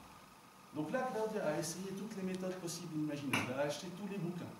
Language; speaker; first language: French; non-native, local second language; Arabic